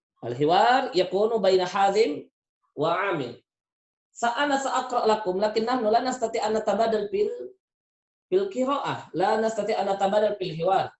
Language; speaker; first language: Arabic; non-native, fluent; Indonesian